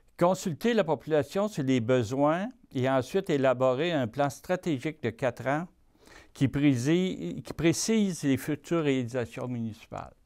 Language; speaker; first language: French; native; French